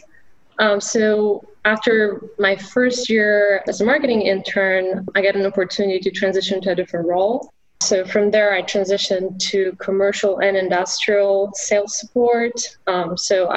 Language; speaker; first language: English; non-native, fluent; Polish